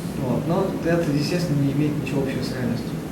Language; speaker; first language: Russian; native; Russian